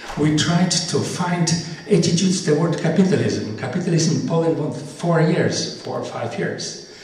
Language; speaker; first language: English; non-native, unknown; Polish